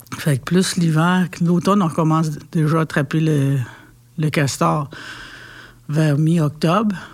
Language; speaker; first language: French; non-native, local second language; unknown